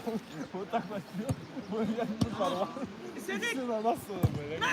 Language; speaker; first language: Russian; non-native, local second language; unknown